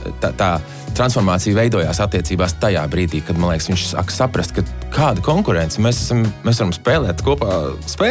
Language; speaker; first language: Latvian; native; Latvian